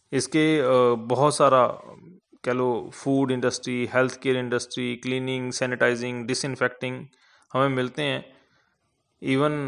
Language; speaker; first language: Hindi; non-native, local second language; Punjabi